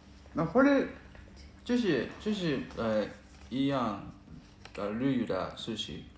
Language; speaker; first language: Chinese; non-native, learner; Japanese